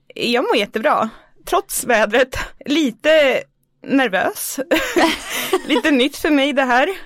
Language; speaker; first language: Swedish; native; Swedish